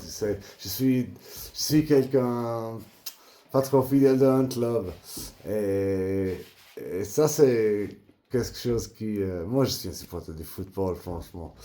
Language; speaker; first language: French; non-native, learner; English